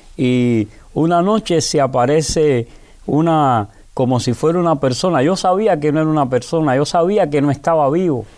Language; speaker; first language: Spanish; native; Spanish